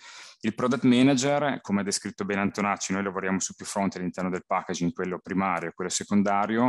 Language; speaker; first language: Italian; native; Italian